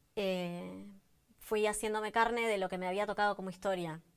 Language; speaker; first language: Spanish; native; Spanish